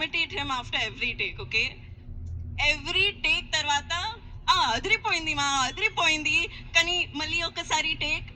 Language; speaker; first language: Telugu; non-native, local second language; Hindi